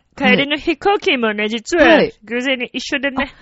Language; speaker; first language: Japanese; non-native, fluent; Italian